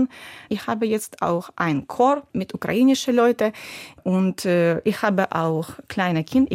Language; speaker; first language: German; non-native, learner; Ukrainian